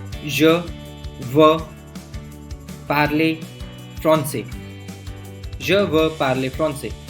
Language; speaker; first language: French; non-native, fluent; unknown